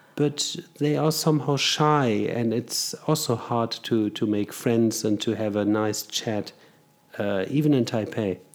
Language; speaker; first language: English; non-native, fluent; German